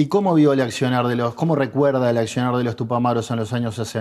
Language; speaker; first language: Spanish; native; Spanish